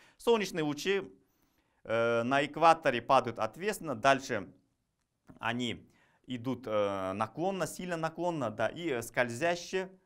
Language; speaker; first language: Russian; non-native, local second language; Kazakh